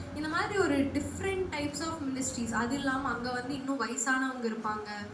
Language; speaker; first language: Tamil; non-native, local second language; Telugu